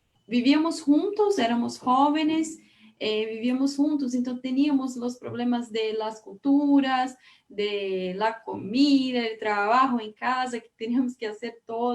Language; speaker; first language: Spanish; non-native, fluent; Portuguese